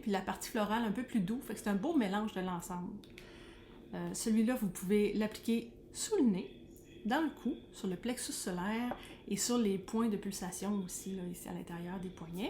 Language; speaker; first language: French; native; French